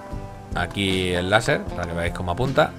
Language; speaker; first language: Spanish; native; Spanish